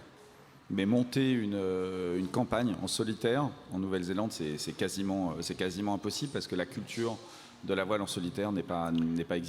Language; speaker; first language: French; native; French